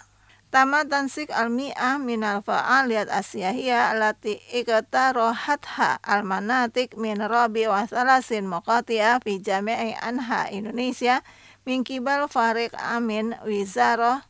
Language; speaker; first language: Arabic; non-native, fluent; Indonesian